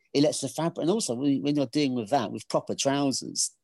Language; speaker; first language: English; native; English